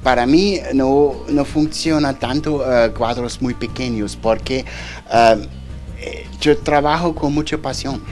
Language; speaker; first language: Spanish; non-native, learner; German